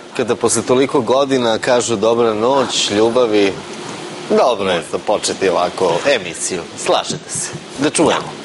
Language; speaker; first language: Serbian; native; Serbian